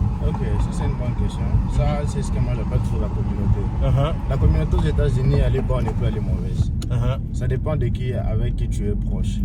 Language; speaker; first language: French; non-native, local second language; Swahili